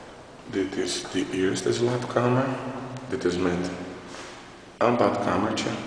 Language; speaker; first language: Dutch; non-native, fluent; Portuguese